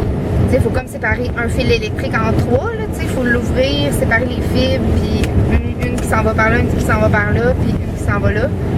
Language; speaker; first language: French; native; French